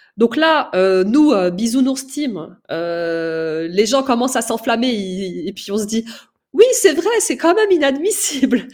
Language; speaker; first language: French; native; French